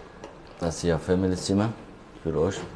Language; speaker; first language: German; non-native, learner; Turkish